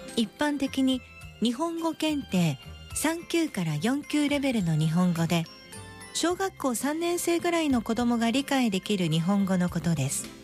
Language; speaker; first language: Japanese; native; Japanese